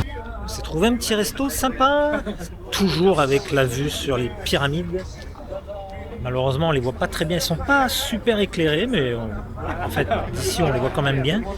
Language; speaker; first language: French; native; French